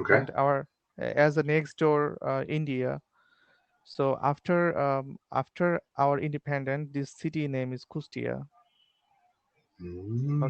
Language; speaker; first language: English; non-native, learner; Bangla